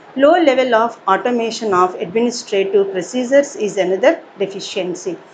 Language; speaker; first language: English; non-native, local second language; Telugu